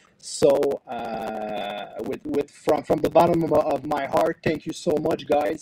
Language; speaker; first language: English; non-native, learner; French